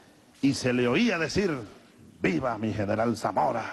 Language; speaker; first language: Spanish; native; Spanish